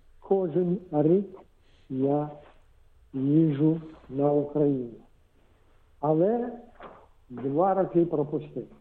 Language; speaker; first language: Ukrainian; non-native, local second language; Russian